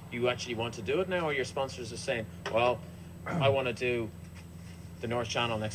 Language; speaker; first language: English; native; English